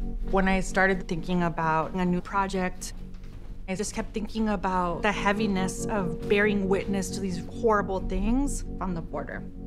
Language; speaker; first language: English; early bilingual, other home language; Spanish